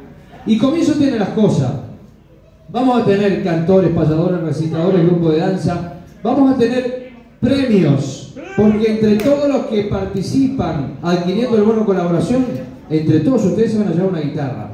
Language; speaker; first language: Spanish; native; Spanish